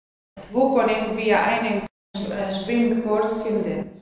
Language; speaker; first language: German; non-native, learner; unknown